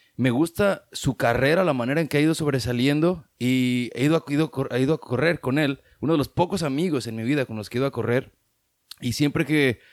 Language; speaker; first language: Spanish; early bilingual, other home language; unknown